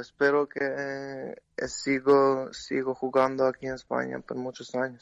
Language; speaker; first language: Spanish; non-native, learner; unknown